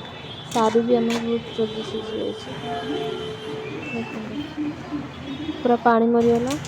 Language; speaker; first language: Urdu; non-native, local second language; Odia